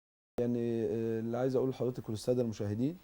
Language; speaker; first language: Arabic; native; Arabic